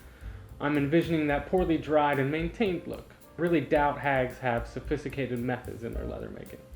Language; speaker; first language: English; native; English